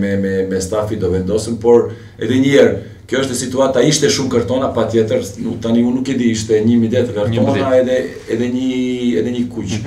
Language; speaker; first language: Albanian; non-native, fluent; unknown